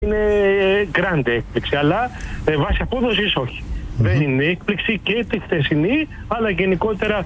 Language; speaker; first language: Greek; native; Greek